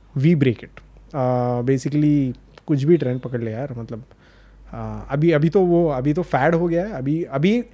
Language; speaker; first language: Hindi; non-native, local second language; Marathi